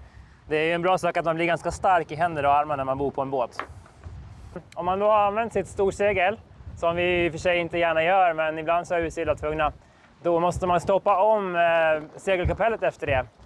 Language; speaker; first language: Swedish; native; Swedish